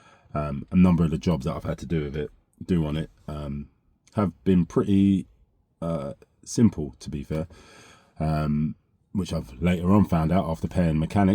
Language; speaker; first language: English; native; English